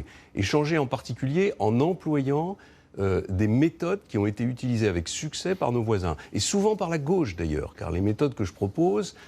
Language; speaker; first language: French; native; French